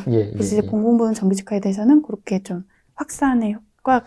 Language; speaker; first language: Korean; native; Korean